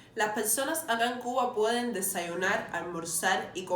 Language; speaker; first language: Spanish; native; Spanish